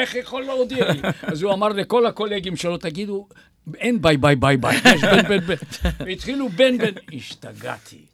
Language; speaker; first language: Hebrew; non-native, fluent; Bulgarian